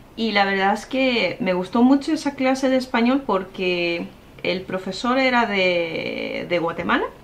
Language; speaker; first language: Spanish; non-native, fluent; Japanese